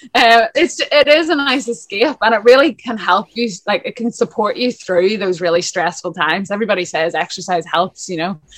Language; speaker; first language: English; native; English